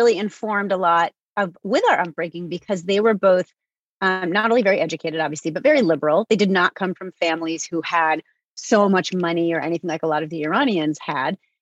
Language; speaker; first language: English; native; English